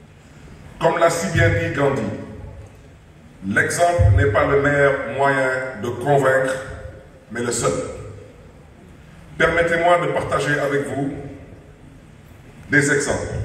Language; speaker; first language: French; non-native, local second language; Wolof